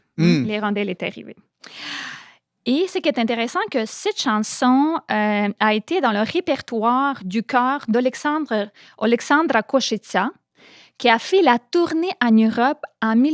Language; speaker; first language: French; non-native, fluent; Ukrainian